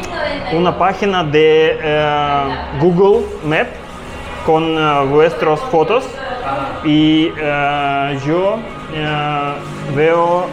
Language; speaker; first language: Spanish; non-native, learner; Russian